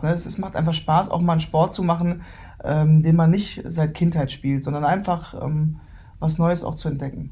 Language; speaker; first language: German; native; German